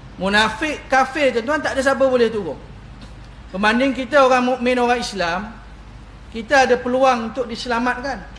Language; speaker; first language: Malay; native; Malay